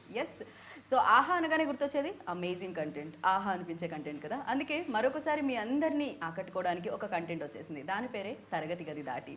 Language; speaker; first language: Telugu; native; Telugu